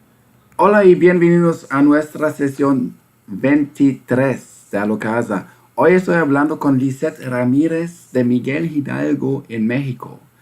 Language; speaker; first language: Spanish; non-native, fluent; German